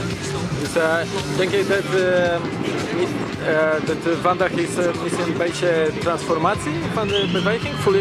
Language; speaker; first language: Dutch; non-native, learner; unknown